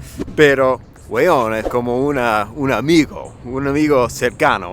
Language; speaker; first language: Spanish; non-native, fluent; English